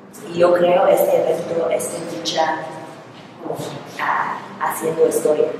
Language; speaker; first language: Spanish; non-native, learner; English